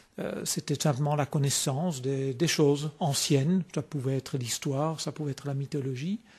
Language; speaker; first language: French; native; French